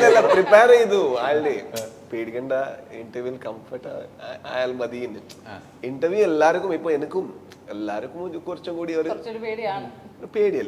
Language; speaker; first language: Malayalam; non-native, learner; Kannada